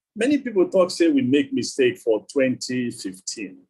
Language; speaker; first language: English; non-native, local second language; Yoruba